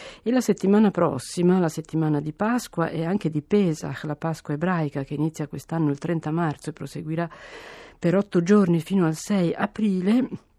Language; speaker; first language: Italian; native; Italian